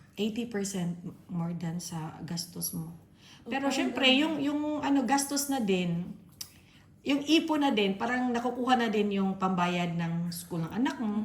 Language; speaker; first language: Filipino; non-native, local second language; Cebuano